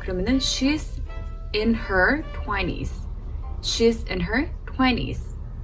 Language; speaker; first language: English; early bilingual, other home language; Korean